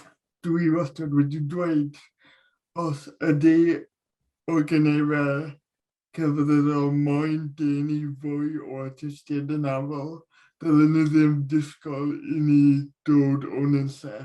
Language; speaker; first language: Welsh; non-native, local second language; English